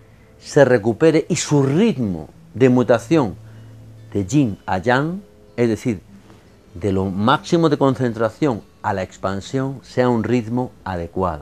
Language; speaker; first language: Spanish; native; Spanish